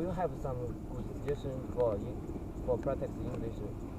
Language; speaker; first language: English; non-native, learner; Chinese